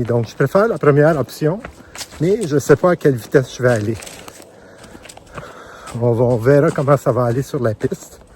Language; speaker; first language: French; native; French